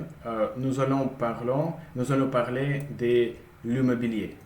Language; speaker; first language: French; non-native, learner; Russian